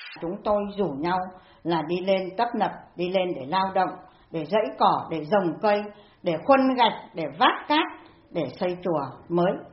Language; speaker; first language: Vietnamese; native; Vietnamese